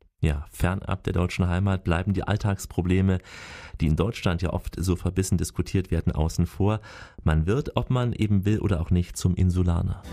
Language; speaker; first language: German; native; German